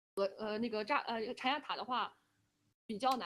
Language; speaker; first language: Chinese; native; Chinese